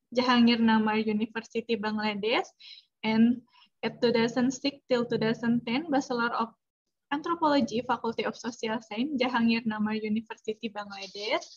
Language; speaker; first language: English; non-native, fluent; Indonesian